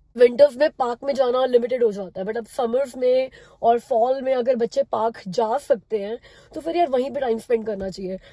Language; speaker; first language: Hindi; native; Hindi